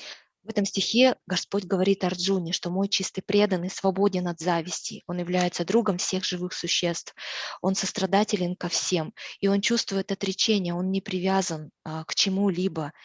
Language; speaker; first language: Russian; native; Russian